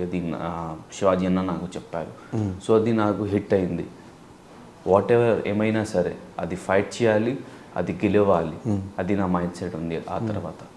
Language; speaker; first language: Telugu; non-native, learner; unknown